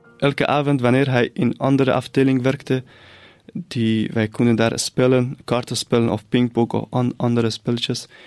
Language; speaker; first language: Dutch; non-native, fluent; Persian